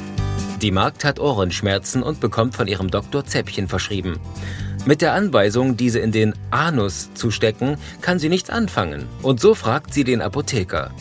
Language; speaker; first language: German; native; German